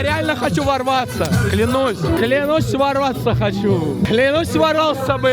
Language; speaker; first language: Russian; native; Russian